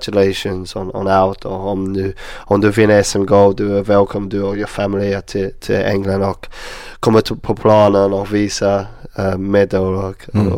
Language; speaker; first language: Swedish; non-native, learner; English